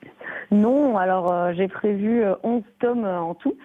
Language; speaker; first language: French; native; French